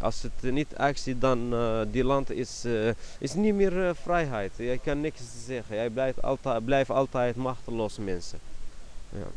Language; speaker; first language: Dutch; non-native, learner; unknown